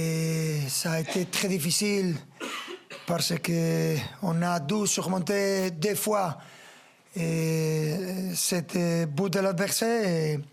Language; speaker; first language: French; non-native, fluent; Spanish